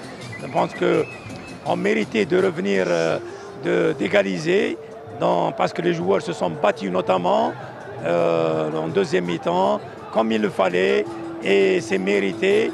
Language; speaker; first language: French; non-native, local second language; Arabic